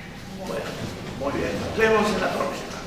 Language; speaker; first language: Spanish; native; Spanish